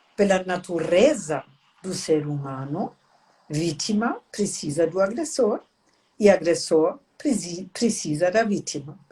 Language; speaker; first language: Portuguese; non-native, fluent; German